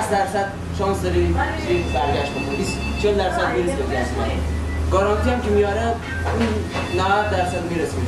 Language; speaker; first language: Persian; native; Persian